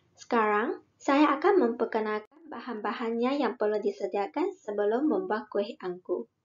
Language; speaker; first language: Malay; non-native, local second language; Min Nan Chinese